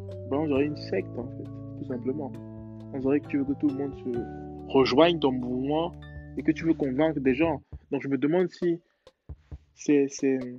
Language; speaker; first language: French; native; French